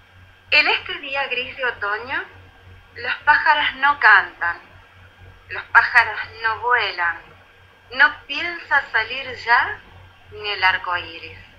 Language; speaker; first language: Spanish; native; Spanish